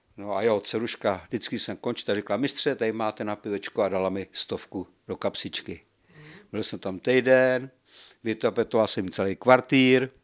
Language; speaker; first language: Czech; native; Czech